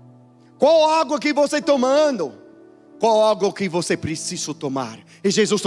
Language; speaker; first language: Portuguese; non-native, learner; English